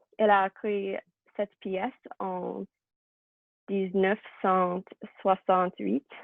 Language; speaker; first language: French; non-native, learner; English